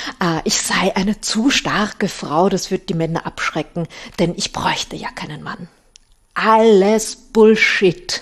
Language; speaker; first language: German; native; German